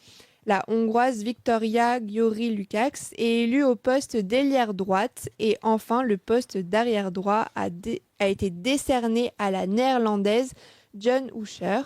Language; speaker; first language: French; native; French